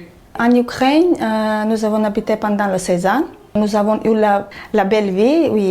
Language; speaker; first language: French; non-native, learner; Armenian